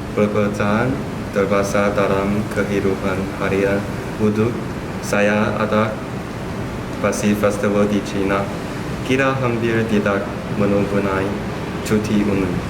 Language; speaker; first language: Indonesian; non-native, learner; Chinese